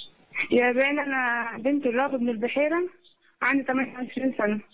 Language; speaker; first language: Arabic; native; Arabic